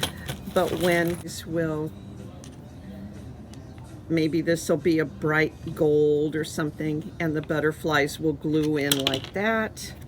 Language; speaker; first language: English; native; English